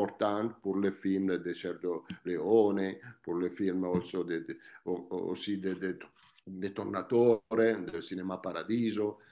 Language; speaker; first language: French; non-native, fluent; Italian